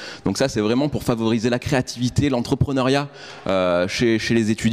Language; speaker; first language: French; native; French